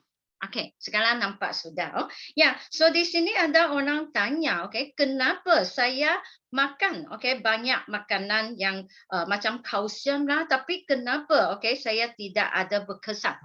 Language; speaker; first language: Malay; non-native, local second language; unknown